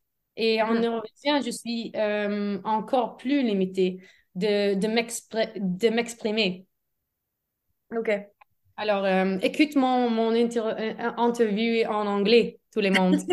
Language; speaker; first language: French; non-native, fluent; English